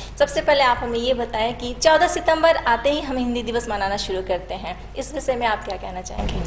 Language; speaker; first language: Hindi; native; Hindi